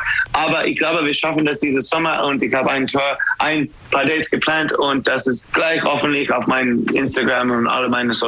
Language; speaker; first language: German; non-native, learner; English